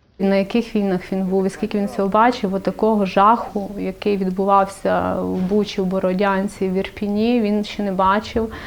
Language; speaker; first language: Ukrainian; native; Ukrainian